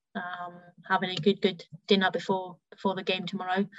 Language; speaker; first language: English; early bilingual, heritage; German